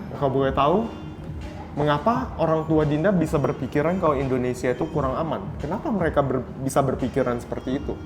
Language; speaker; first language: Indonesian; native; Indonesian